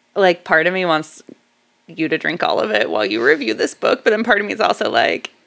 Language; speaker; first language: English; native; English